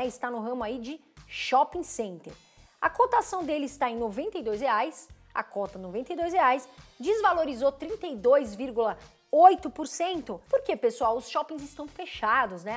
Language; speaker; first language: Portuguese; native; Portuguese